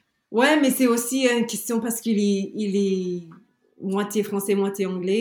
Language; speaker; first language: French; non-native, learner; English